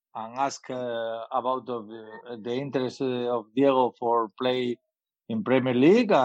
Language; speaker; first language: English; non-native, learner; Spanish